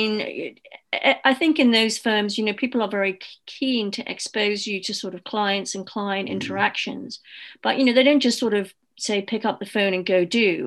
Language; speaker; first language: English; native; English